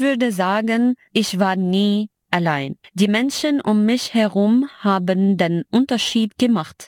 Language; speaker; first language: German; non-native, fluent; Arabic